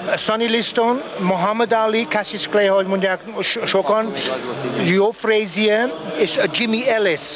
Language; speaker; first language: Hungarian; early bilingual, heritage; Hungarian